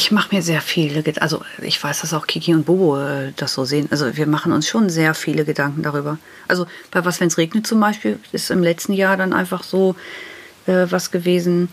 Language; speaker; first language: German; native; German